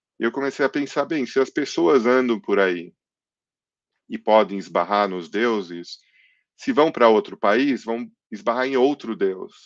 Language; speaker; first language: Portuguese; early bilingual, other home language; English